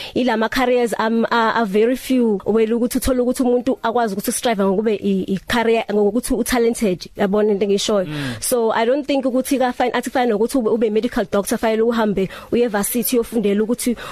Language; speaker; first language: Zulu; non-native, local second language; Southern Sotho